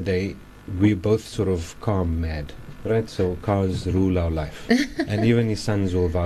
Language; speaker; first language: English; native; English